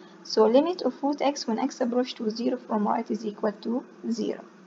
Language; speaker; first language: English; non-native, fluent; Arabic